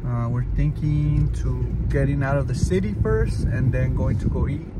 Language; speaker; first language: English; early bilingual, other home language; Spanish